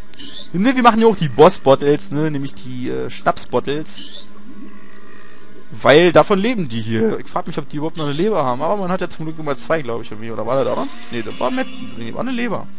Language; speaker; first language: German; native; German